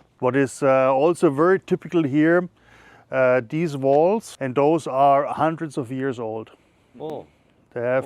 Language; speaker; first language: English; non-native, fluent; German